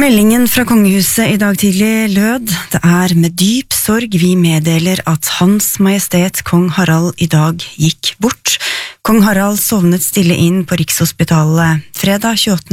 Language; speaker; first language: Norwegian; native; Norwegian